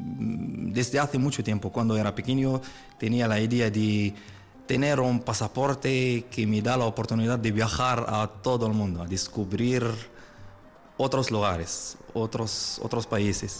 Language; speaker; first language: Spanish; non-native, learner; Arabic